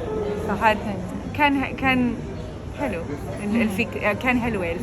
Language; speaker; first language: Arabic; non-native, fluent; English